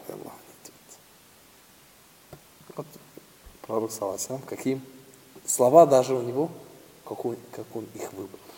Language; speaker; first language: Russian; non-native, local second language; Tatar